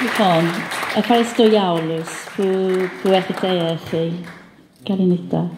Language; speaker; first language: Greek; non-native, learner; English